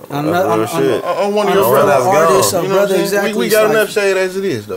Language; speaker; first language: English; native; English